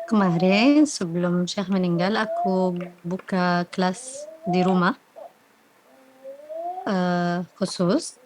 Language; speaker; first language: Indonesian; non-native, learner; Arabic